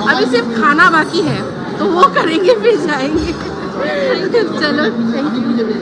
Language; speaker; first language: Hindi; non-native, local second language; Bangla